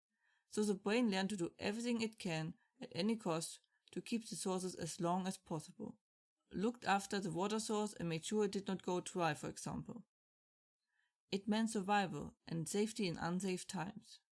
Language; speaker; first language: English; non-native, fluent; German